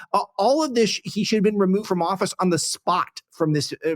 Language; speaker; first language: English; native; English